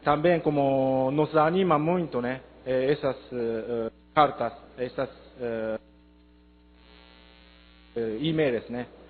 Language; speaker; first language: Portuguese; non-native, learner; Japanese